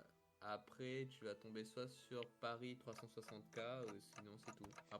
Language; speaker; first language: French; native; French